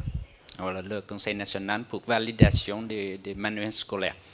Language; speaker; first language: French; non-native, fluent; Vietnamese